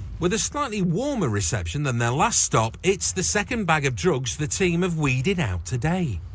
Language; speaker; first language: English; native; English